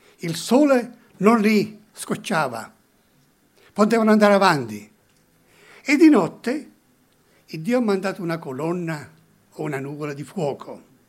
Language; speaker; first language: Italian; early bilingual, heritage; Italian